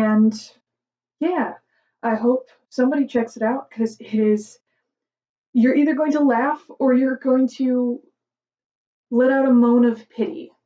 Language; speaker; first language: English; native; English